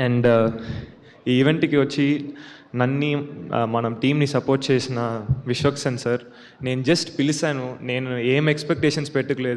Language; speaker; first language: Telugu; non-native, learner; Tamil